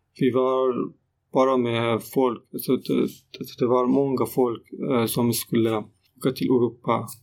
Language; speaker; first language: Swedish; non-native, learner; Persian